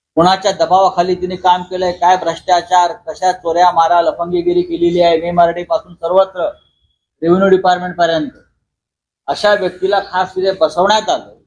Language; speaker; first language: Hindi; non-native, local second language; Marathi